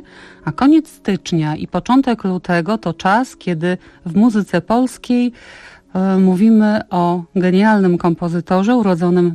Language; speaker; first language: Polish; native; Polish